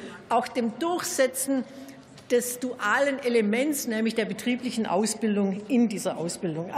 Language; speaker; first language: German; native; German